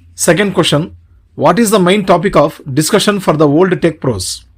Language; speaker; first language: English; non-native, local second language; Telugu